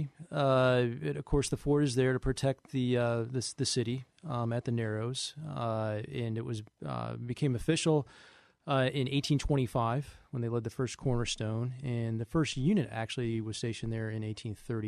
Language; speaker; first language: English; native; English